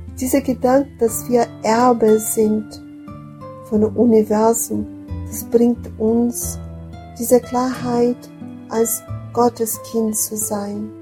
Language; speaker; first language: German; non-native, learner; Portuguese